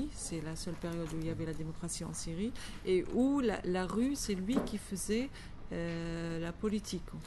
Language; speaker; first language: French; non-native, fluent; Arabic